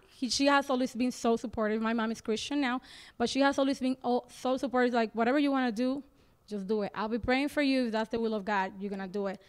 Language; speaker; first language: English; non-native, fluent; Spanish